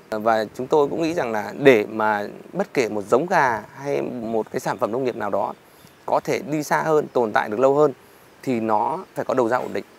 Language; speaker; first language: Vietnamese; native; Vietnamese